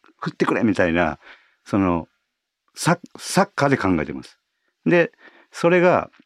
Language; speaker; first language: Japanese; native; Japanese